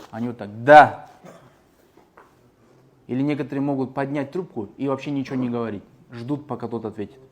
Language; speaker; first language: Russian; non-native, local second language; Kyrgyz